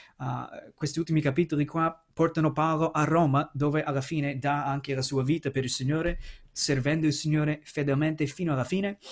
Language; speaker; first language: Italian; non-native, fluent; English